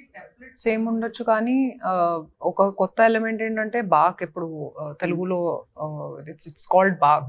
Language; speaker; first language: Telugu; non-native, fluent; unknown